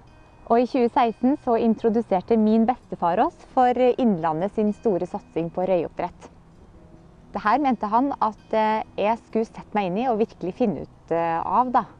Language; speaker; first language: Norwegian; native; Norwegian